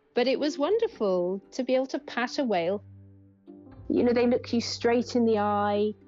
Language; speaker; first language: English; native; English